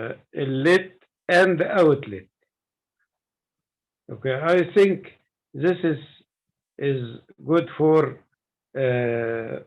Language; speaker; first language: English; non-native, learner; Arabic